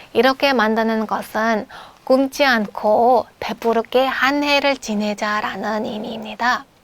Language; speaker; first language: Korean; non-native, fluent; Mongolian